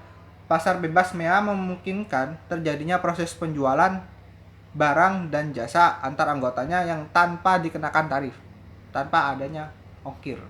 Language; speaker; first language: Indonesian; native; Indonesian